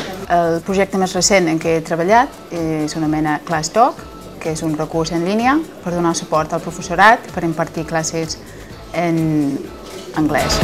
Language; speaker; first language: Catalan; non-native, fluent; English